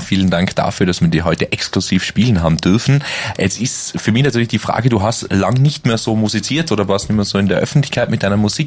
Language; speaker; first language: German; native; German